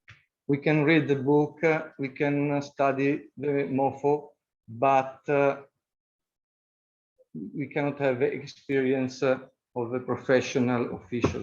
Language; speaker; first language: English; non-native, fluent; Italian